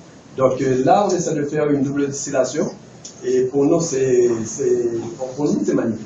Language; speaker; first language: French; non-native, local second language; Haitian Creole